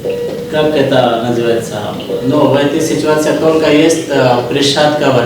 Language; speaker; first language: Russian; non-native, learner; Hindi